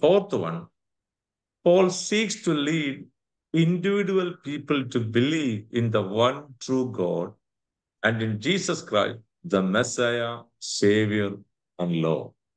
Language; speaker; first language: English; non-native, local second language; Malayalam